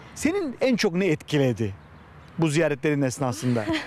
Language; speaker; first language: Turkish; native; Turkish